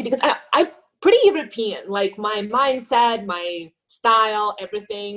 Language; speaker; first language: English; non-native, fluent; Ukrainian